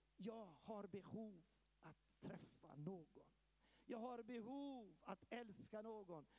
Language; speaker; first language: Swedish; early bilingual, heritage; Swedish